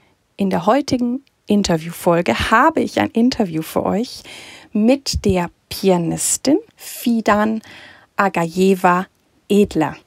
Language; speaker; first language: German; native; German